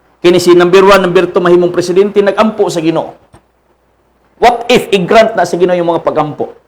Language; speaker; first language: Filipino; non-native, local second language; Cebuano